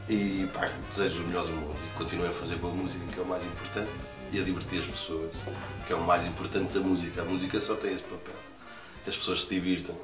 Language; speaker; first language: Portuguese; native; Portuguese